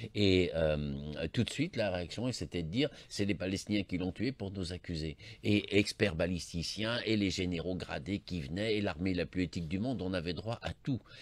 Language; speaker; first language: French; native; French